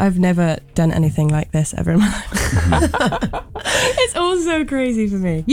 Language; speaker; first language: English; native; English